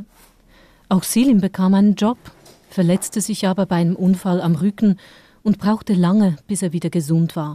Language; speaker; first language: German; native; German